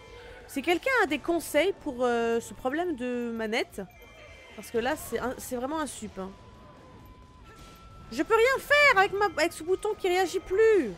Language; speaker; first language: French; native; French